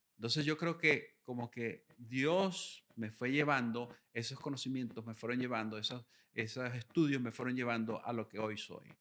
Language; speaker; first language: Spanish; native; Spanish